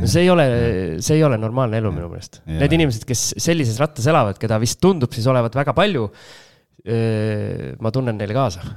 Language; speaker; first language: Estonian; native; Estonian